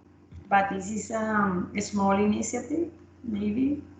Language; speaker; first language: English; non-native, learner; Spanish